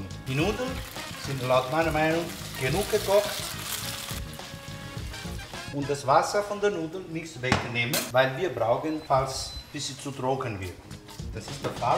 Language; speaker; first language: German; non-native, fluent; Italian